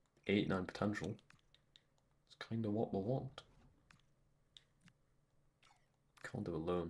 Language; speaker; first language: English; native; English